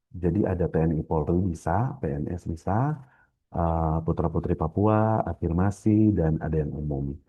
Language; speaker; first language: Indonesian; native; Indonesian